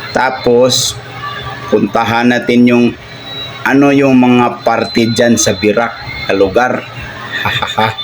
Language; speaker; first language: Filipino; non-native, local second language; Cebuano